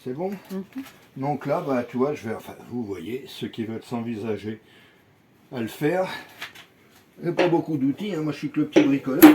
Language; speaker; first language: French; native; French